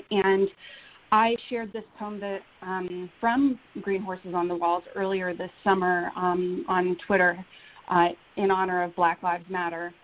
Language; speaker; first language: English; early bilingual, other home language; Romanian